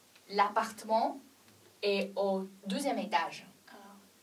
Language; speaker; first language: French; non-native, fluent; Chinese